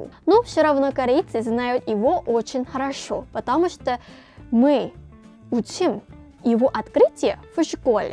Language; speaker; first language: Russian; non-native, fluent; Korean